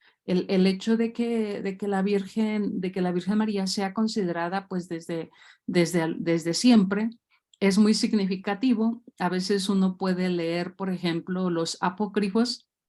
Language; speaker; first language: Spanish; native; Spanish